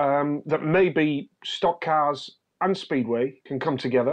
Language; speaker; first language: English; native; English